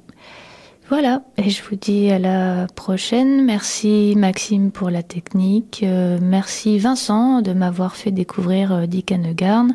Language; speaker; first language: French; native; French